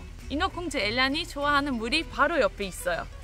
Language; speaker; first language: Korean; non-native, fluent; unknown